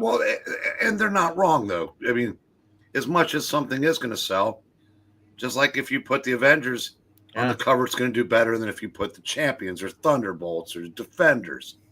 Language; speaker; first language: English; native; English